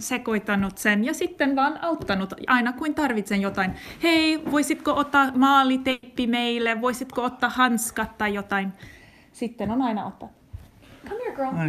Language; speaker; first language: Finnish; non-native, learner; English